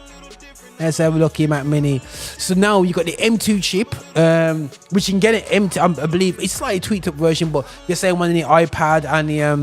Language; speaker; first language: English; native; English